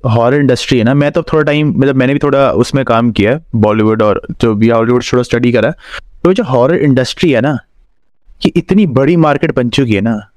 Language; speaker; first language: Hindi; native; Hindi